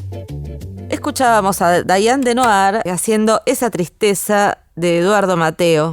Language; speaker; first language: Spanish; native; Spanish